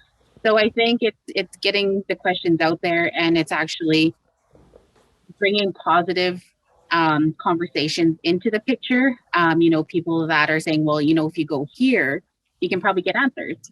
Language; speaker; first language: English; native; English